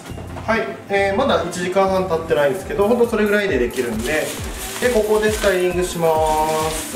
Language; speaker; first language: Japanese; native; Japanese